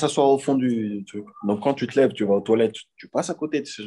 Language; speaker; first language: French; native; French